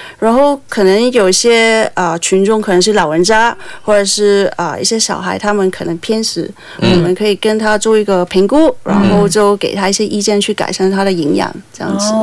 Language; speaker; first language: Chinese; non-native, local second language; Cantonese